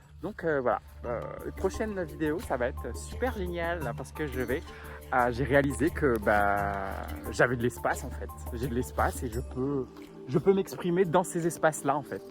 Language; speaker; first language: French; native; French